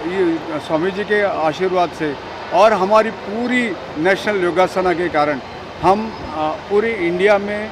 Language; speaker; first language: Hindi; native; Hindi